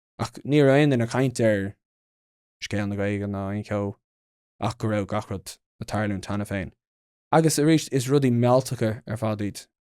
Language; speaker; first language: Irish; non-native, local second language; English